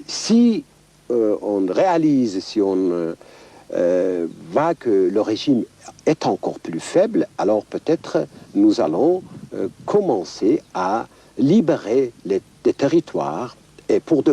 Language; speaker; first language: French; non-native, fluent; Kurdish